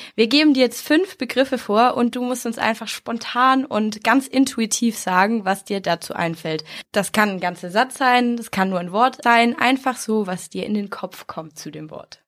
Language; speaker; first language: German; native; German